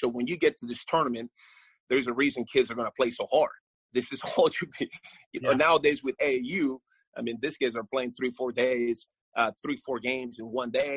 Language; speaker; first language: English; non-native, fluent; Spanish